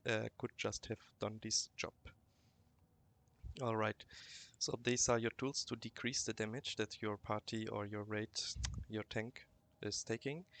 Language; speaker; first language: English; non-native, fluent; German